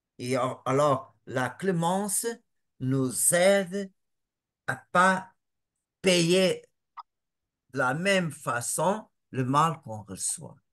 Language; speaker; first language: French; non-native, fluent; Portuguese